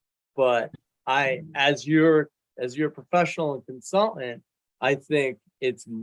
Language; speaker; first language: English; native; English